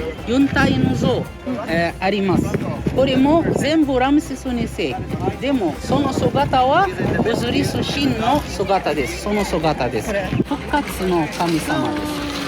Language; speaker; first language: Japanese; non-native, learner; Arabic